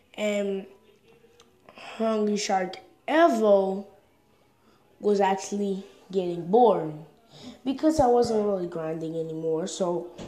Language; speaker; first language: English; native; English